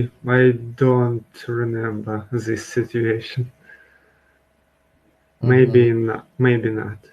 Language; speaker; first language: English; non-native, learner; Russian